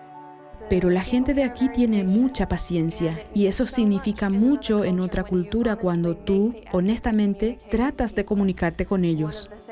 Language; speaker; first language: Spanish; non-native, fluent; English